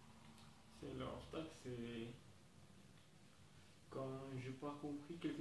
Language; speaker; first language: French; non-native, learner; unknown